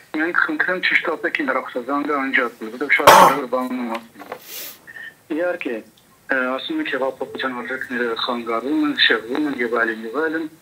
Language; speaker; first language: Armenian; early bilingual, heritage; Armenian